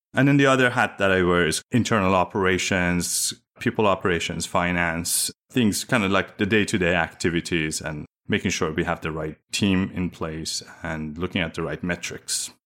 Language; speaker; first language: English; early bilingual, other home language; Persian